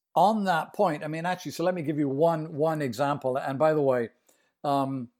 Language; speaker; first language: English; native; English